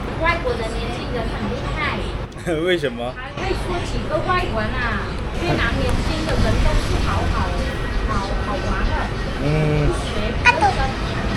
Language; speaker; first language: Chinese; non-native, learner; Vietnamese